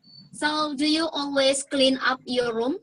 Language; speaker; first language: English; non-native, learner; Indonesian